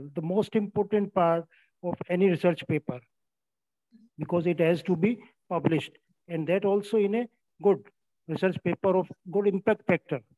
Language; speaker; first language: English; non-native, local second language; Hindi